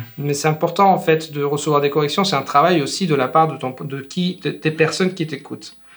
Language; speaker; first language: French; non-native, fluent; Italian